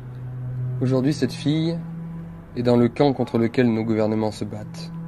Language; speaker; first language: French; native; French